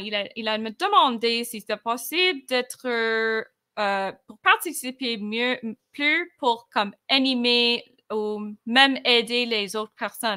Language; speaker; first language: French; non-native, fluent; English